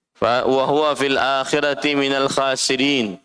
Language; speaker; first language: Arabic; non-native, fluent; Indonesian